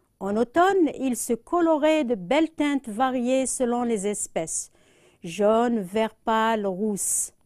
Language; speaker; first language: French; non-native, local second language; Arabic